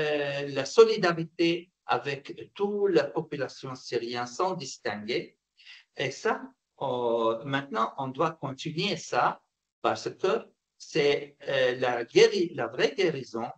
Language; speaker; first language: French; non-native, fluent; Arabic